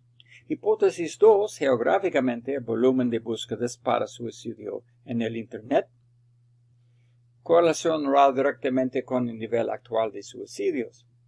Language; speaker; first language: Spanish; non-native, fluent; English